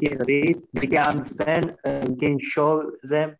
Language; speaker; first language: English; non-native, learner; Uzbek